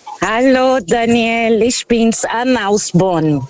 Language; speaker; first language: German; non-native, fluent; Portuguese